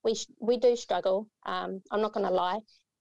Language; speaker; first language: English; native; English